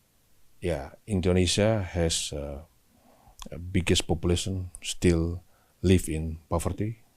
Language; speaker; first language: English; non-native, learner; Indonesian